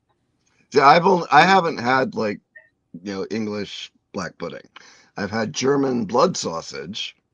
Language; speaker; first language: English; native; English